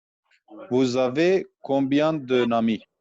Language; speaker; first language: French; non-native, learner; Kurdish